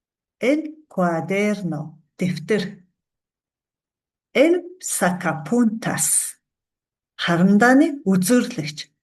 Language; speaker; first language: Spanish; non-native, fluent; Mongolian